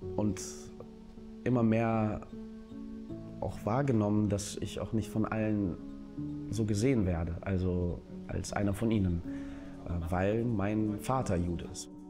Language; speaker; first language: German; early bilingual, other home language; Russian